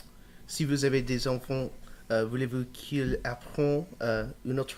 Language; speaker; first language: French; non-native, learner; English